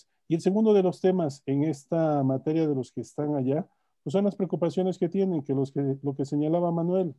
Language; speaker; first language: Spanish; native; Spanish